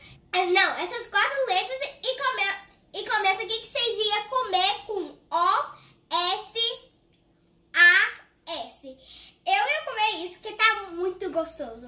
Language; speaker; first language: Portuguese; early bilingual, heritage; Portuguese